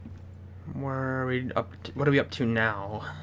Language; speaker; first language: English; native; English